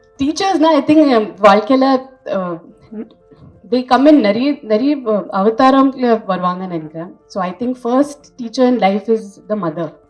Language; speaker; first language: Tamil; non-native, fluent; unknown